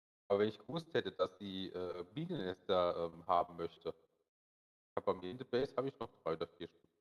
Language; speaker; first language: German; native; German